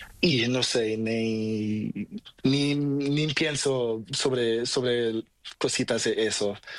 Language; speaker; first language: Portuguese; non-native, learner; Spanish